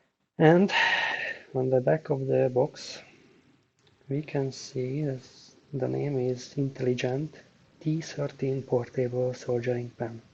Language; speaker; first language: English; non-native, fluent; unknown